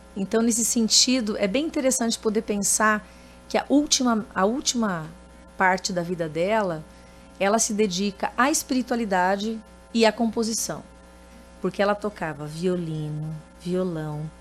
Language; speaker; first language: Portuguese; native; Portuguese